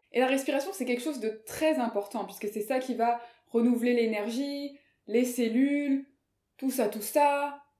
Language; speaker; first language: French; native; French